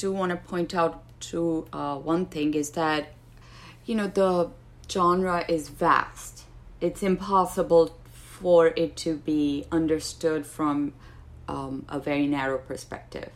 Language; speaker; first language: English; non-native, local second language; Urdu